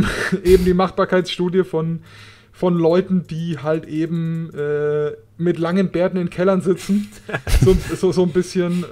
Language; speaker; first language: German; native; German